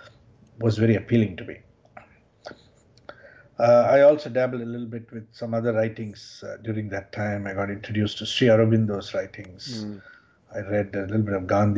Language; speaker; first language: English; non-native, local second language; Tamil